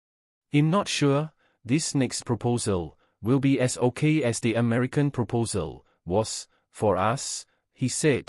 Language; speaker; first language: English; non-native, fluent; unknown